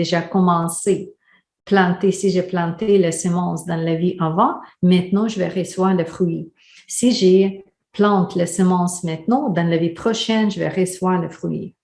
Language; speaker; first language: French; non-native, fluent; Ukrainian